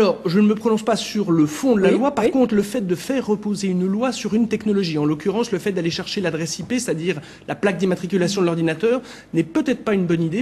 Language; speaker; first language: French; native; French